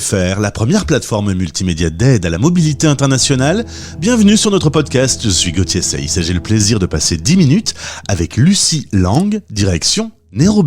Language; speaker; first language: French; native; French